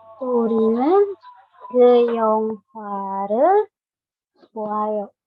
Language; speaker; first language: Korean; non-native, learner; Indonesian